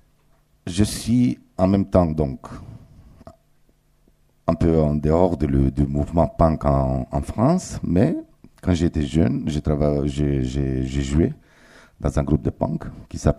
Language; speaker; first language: French; non-native, fluent; Romanian